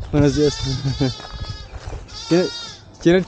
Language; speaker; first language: Spanish; non-native, learner; French